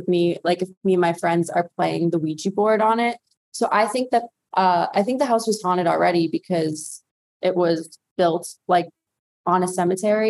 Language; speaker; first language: English; native; English